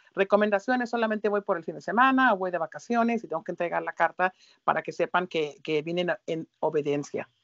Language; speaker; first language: Spanish; early bilingual, heritage; Spanish